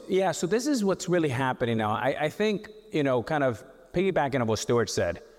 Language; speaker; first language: English; native; English